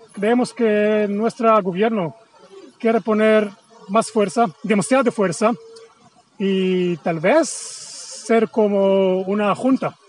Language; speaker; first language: Spanish; non-native, fluent; Hebrew